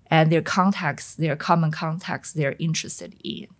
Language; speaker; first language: English; non-native, fluent; Chinese